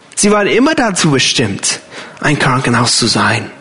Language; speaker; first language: German; non-native, fluent; English